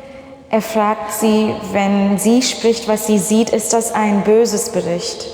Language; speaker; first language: German; non-native, fluent; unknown